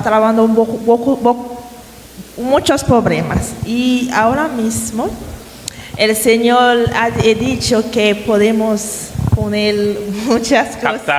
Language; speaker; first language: Spanish; non-native, fluent; Haitian Creole